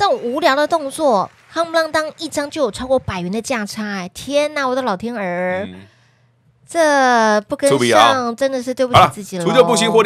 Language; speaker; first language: Chinese; native; Chinese